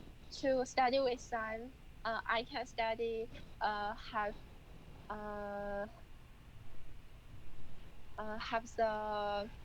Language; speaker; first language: English; non-native, learner; Chinese